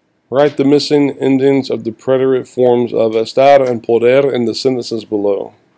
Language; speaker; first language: English; native; English